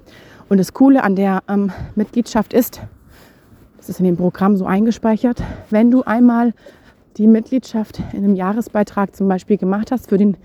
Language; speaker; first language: German; native; German